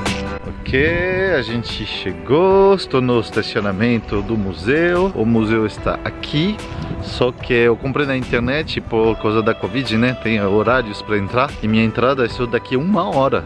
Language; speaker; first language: Portuguese; non-native, fluent; French